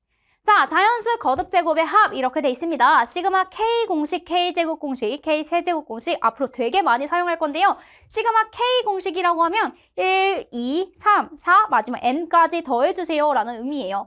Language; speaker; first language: Korean; native; Korean